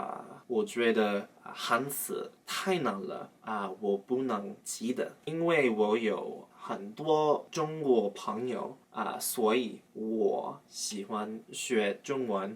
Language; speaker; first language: Chinese; non-native, learner; English